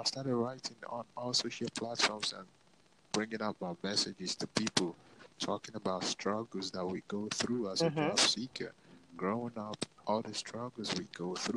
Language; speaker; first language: English; non-native, local second language; Igbo